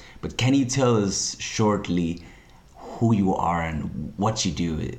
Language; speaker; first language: English; non-native, fluent; Finnish